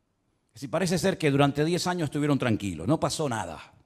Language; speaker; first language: Spanish; native; Spanish